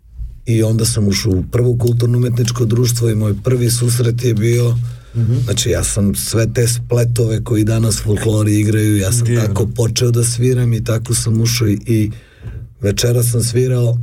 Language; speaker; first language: Serbian; native; Serbian